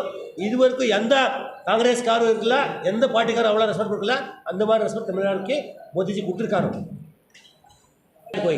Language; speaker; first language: Tamil; non-native, learner; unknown